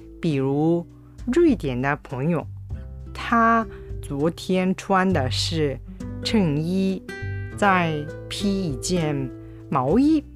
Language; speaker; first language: Chinese; non-native, fluent; Japanese